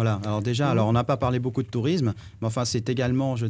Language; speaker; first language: French; native; French